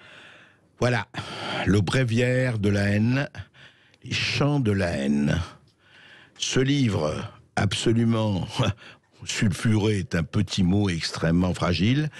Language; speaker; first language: French; native; French